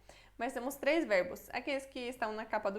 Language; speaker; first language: Portuguese; non-native, fluent; Polish